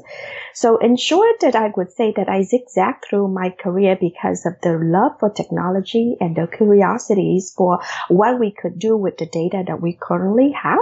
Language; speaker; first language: English; non-native, fluent; Vietnamese